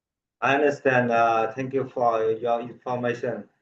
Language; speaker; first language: English; non-native, learner; Vietnamese